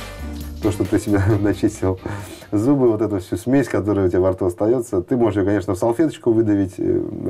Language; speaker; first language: Russian; native; Russian